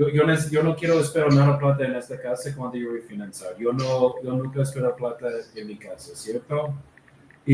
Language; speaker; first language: Spanish; non-native, learner; English